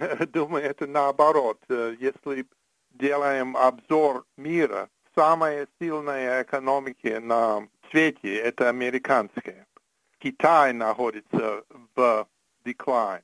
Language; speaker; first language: Russian; non-native, fluent; English